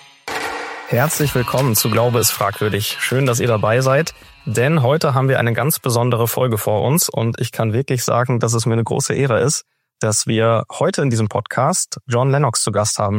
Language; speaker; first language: German; native; German